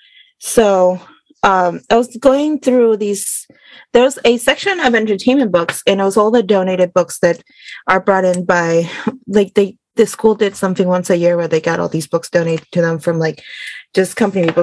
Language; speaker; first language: English; early bilingual, other home language; Spanish